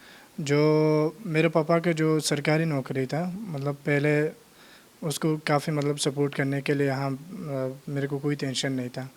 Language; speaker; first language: Hindi; non-native, learner; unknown